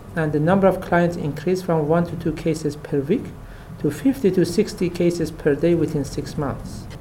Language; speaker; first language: English; non-native, fluent; Persian